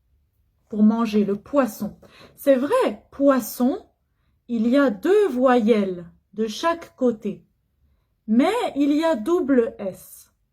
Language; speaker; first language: French; non-native, fluent; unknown